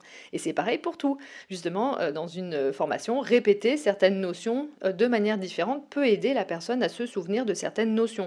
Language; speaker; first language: French; native; French